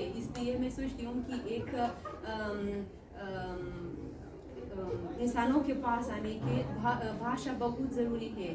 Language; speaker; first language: Hindi; non-native, learner; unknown